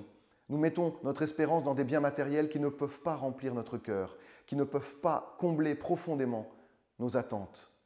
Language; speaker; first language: French; native; French